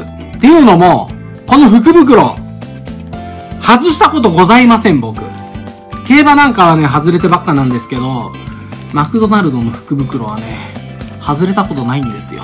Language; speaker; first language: Japanese; native; Japanese